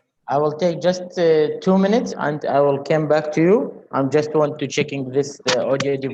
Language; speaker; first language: English; non-native, fluent; Arabic